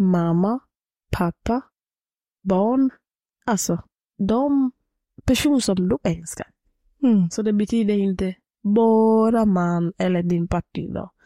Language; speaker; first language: Swedish; non-native, fluent; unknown